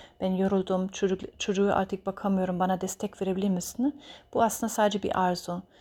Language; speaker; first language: Turkish; early bilingual, heritage; Turkish